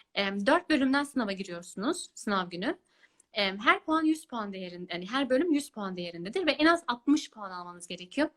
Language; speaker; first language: Turkish; early bilingual, other home language; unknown